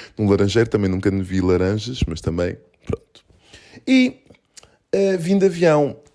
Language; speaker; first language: Portuguese; early bilingual, other home language; Kabuverdianu